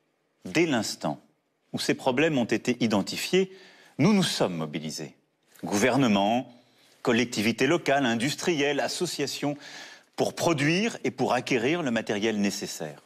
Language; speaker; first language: French; native; French